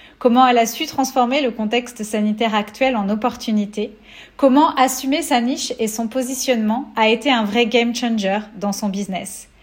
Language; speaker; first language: French; native; French